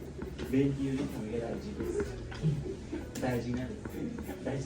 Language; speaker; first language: Japanese; non-native, learner; Bangla